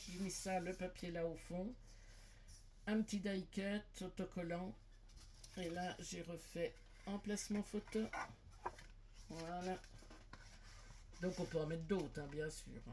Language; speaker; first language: French; native; French